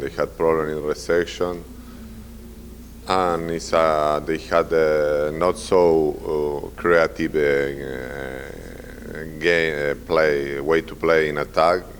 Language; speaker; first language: English; non-native, learner; Spanish